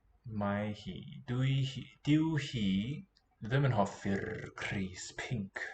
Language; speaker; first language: Welsh; non-native, learner; English